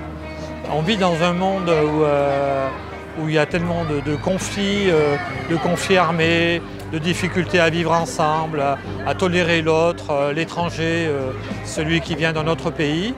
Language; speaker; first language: French; native; French